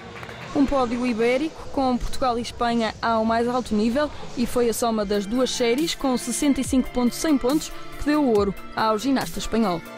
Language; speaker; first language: Portuguese; native; Portuguese